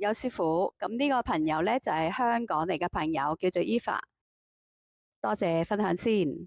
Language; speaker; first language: Cantonese; native; Cantonese